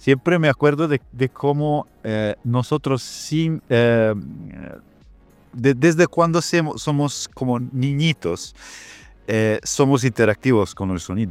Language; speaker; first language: Spanish; non-native, fluent; Italian